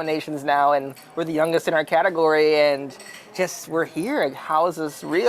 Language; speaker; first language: English; native; English